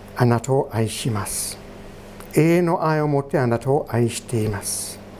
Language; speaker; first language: Japanese; non-native, fluent; English